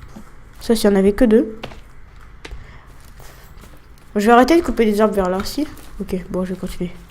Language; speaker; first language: French; native; French